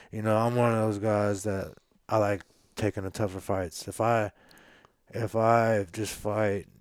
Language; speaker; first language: English; native; English